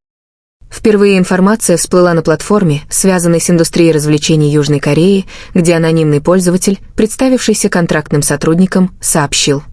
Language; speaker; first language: Russian; native; Russian